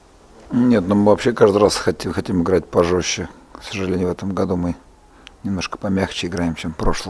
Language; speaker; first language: Russian; native; Russian